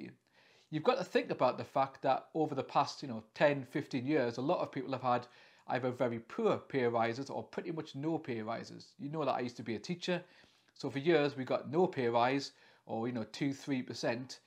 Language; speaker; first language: English; native; English